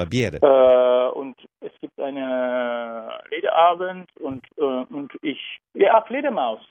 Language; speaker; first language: German; non-native, learner; Turkish